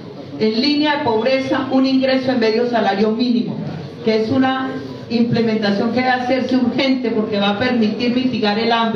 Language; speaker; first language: Spanish; native; Spanish